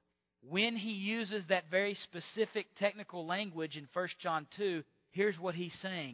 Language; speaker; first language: English; native; English